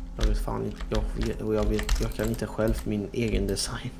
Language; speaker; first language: Swedish; non-native, fluent; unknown